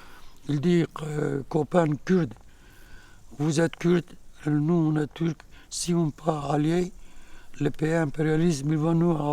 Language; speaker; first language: French; non-native, learner; Kurdish